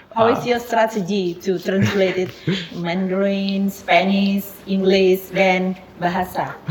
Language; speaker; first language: English; non-native, learner; Indonesian